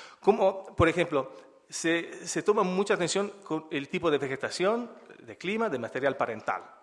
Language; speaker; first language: Spanish; non-native, fluent; Italian